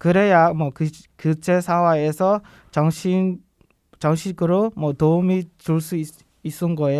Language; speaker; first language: Korean; non-native, learner; Burmese